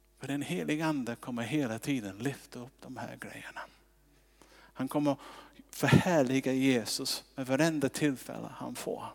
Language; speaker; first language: Swedish; non-native, fluent; English